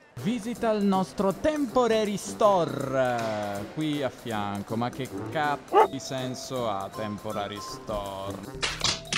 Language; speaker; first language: Italian; native; Italian